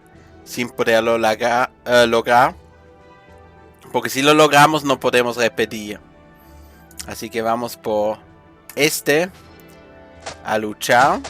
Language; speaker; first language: Spanish; non-native, fluent; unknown